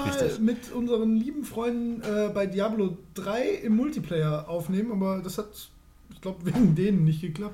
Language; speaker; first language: German; native; German